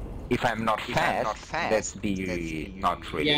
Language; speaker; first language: English; non-native, learner; German